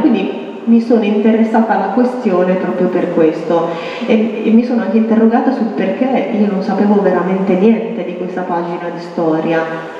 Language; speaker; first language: Italian; native; Italian